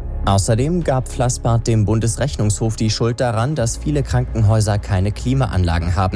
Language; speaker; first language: German; native; German